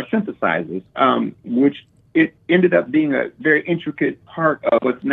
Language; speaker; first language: English; native; English